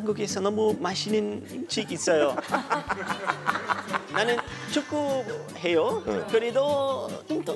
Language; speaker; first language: Korean; non-native, learner; German